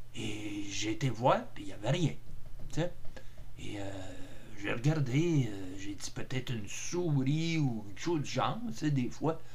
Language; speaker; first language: French; native; French